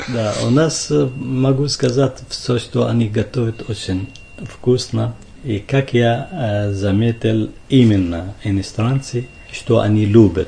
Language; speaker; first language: Russian; non-native, fluent; Arabic